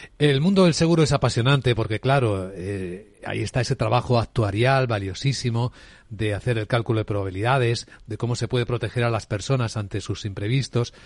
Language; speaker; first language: Spanish; native; Spanish